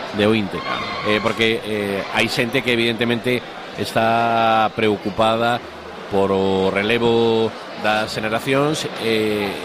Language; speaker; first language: Galician; non-native, local second language; Spanish